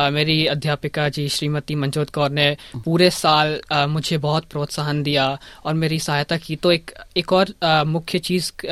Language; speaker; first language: Hindi; early bilingual, heritage; Hindi